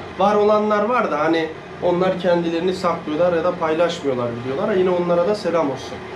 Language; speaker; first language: Turkish; native; Turkish